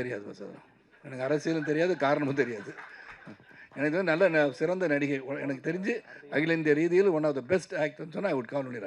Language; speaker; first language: Tamil; native; Tamil